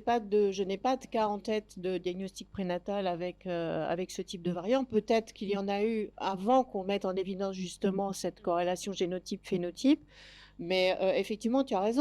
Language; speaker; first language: French; native; French